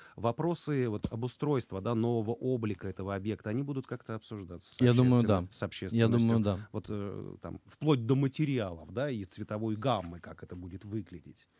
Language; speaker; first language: Russian; native; Russian